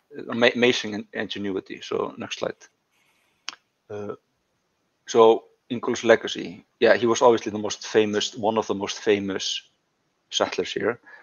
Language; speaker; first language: English; non-native, fluent; Icelandic